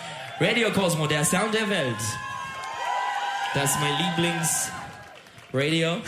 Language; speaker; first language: German; non-native, learner; Turkish